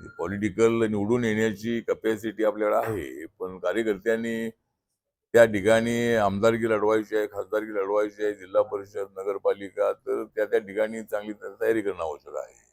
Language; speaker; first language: Marathi; native; Marathi